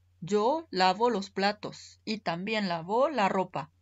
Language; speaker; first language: Spanish; non-native, fluent; Korean